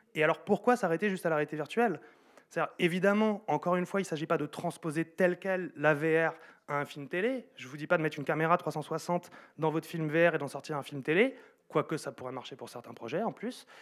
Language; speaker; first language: French; native; French